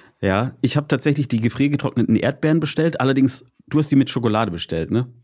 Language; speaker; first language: German; native; German